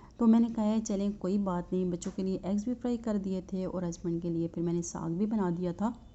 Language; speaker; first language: Urdu; native; Urdu